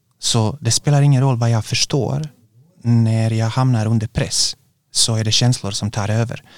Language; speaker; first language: Swedish; non-native, fluent; Bosnian